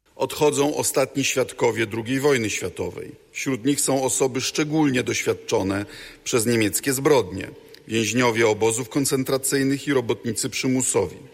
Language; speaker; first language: Polish; native; Polish